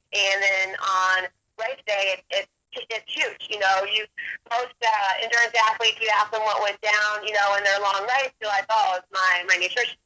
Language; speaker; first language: English; native; English